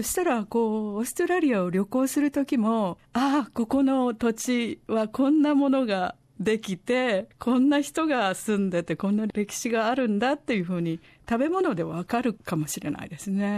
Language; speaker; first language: Japanese; native; Japanese